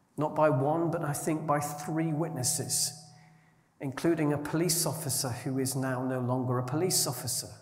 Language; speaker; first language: English; native; English